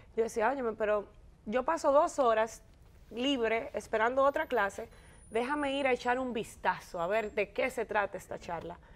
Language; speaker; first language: Spanish; native; Spanish